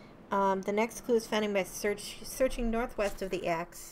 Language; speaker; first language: English; native; English